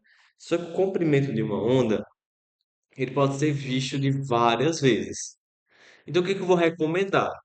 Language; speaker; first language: Portuguese; native; Portuguese